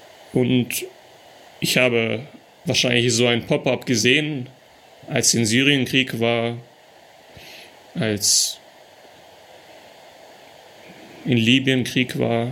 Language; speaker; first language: German; early bilingual, other home language; Russian